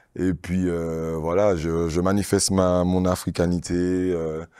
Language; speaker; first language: French; native; French